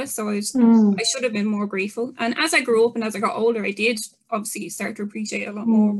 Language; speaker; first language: English; native; English